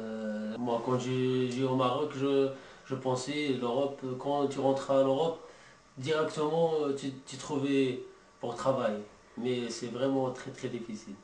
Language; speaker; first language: French; non-native, learner; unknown